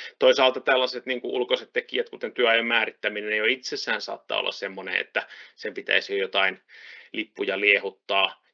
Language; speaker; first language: Finnish; native; Finnish